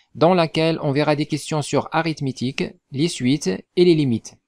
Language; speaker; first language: French; non-native, local second language; Arabic